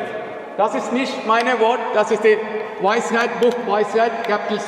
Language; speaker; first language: German; non-native, learner; Malayalam